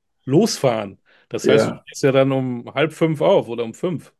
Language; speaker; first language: German; native; German